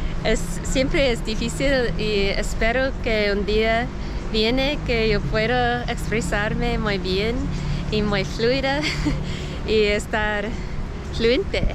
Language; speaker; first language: Spanish; non-native, learner; English